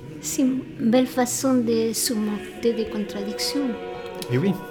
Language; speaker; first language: French; non-native, fluent; Spanish